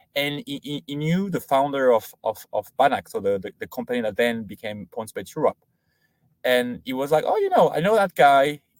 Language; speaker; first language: English; non-native, fluent; French